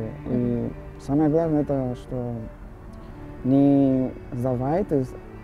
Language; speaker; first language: Russian; non-native, learner; Portuguese